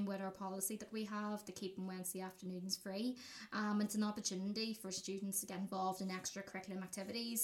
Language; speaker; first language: English; native; English